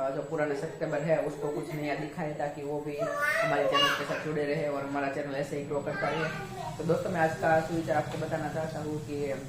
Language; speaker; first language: Hindi; non-native, local second language; Gujarati